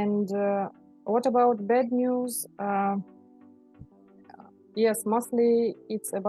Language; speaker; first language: English; non-native, learner; Russian